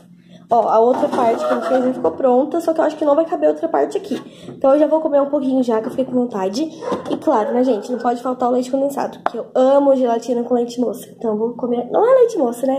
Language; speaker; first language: Portuguese; native; Portuguese